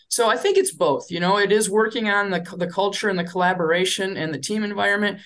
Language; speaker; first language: English; native; English